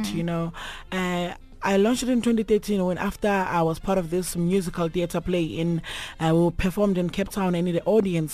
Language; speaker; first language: English; non-native, local second language; Swati